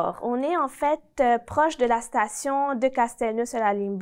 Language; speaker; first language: French; native; French